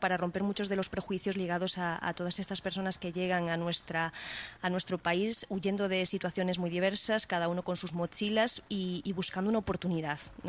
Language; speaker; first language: Spanish; native; Spanish